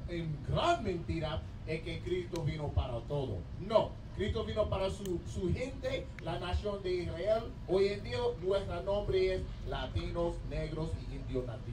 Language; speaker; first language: Spanish; non-native, learner; English